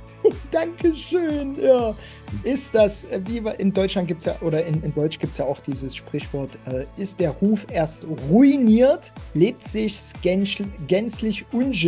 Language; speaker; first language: German; native; German